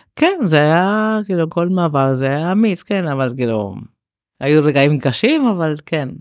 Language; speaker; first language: Hebrew; non-native, fluent; Spanish